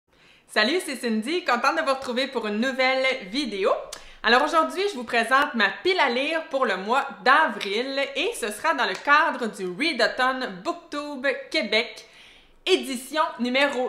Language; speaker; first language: French; native; French